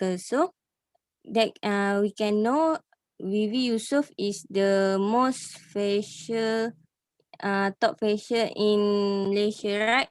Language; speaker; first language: English; non-native, learner; Malay